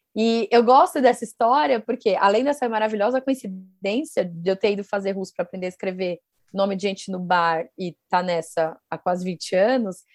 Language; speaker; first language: Portuguese; native; Portuguese